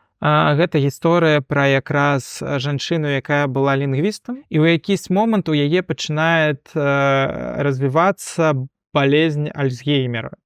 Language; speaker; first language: Belarusian; non-native, local second language; Russian